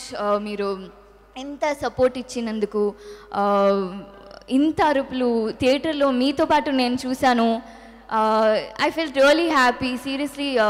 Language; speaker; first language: Telugu; non-native, local second language; Tamil